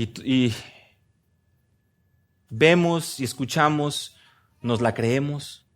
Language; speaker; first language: Spanish; native; Spanish